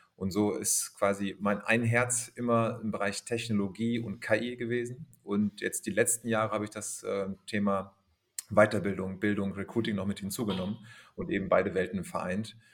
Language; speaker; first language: German; native; German